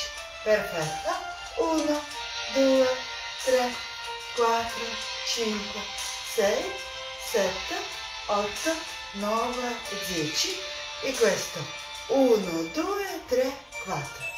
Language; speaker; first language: Italian; non-native, learner; Russian